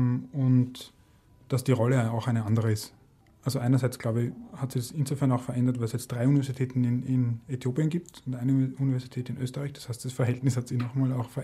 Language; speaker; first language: German; native; German